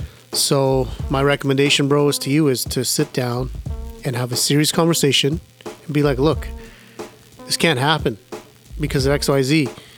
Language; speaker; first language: English; early bilingual, other home language; Punjabi